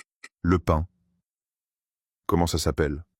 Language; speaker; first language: French; non-native, fluent; Pashto